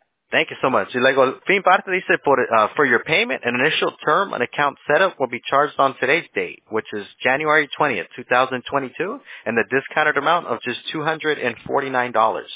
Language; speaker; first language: English; early bilingual, other home language; Spanish